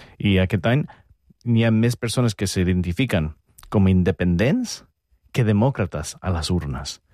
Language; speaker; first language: Catalan; non-native, fluent; English